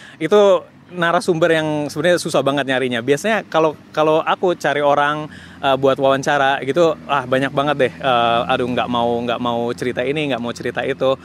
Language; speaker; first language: Indonesian; native; Indonesian